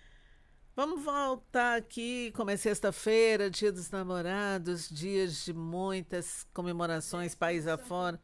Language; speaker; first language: Portuguese; native; Portuguese